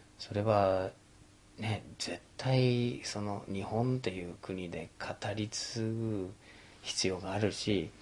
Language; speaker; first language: Japanese; non-native, fluent; English